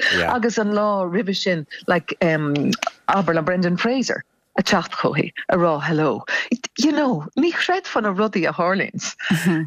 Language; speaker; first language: Irish; non-native, local second language; English